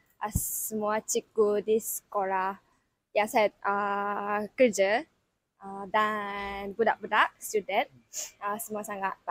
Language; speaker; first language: Indonesian; non-native, learner; Japanese